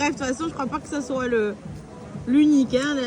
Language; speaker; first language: French; native; French